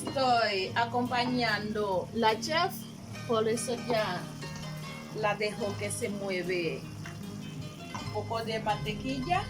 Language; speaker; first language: Spanish; non-native, local second language; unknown